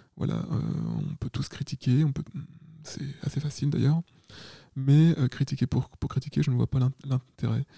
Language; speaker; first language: French; native; French